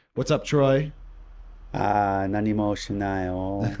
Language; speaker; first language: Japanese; non-native, learner; English